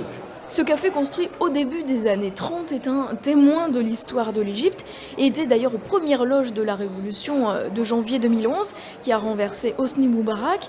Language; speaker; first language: French; native; French